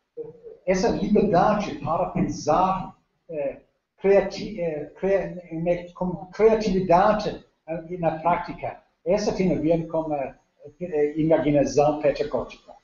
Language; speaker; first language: Portuguese; non-native, learner; Danish